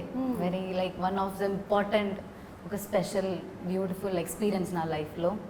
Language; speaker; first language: Telugu; non-native, learner; Malayalam